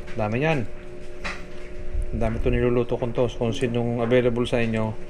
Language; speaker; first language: Filipino; native; Filipino